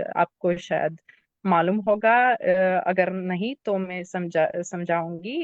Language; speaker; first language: Hindi; non-native, fluent; Lithuanian